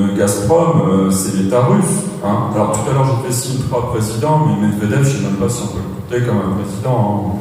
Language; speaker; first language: French; native; French